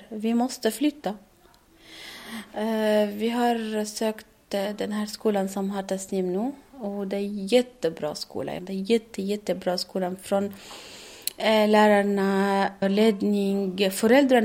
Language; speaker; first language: Swedish; non-native, learner; Arabic